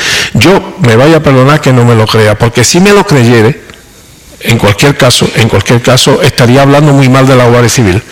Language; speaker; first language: Spanish; native; Spanish